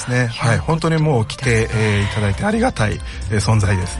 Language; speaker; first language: Japanese; native; Japanese